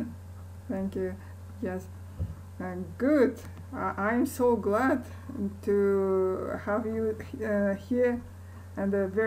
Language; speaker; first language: English; non-native, learner; Kazakh